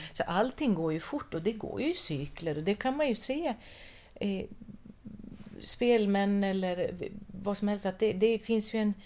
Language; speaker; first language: Swedish; native; Swedish